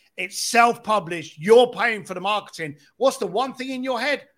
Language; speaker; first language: English; native; English